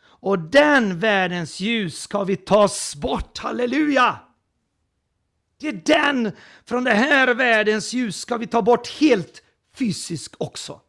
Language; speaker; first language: Swedish; non-native, fluent; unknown